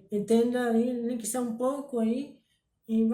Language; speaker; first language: Spanish; early bilingual, heritage; Spanish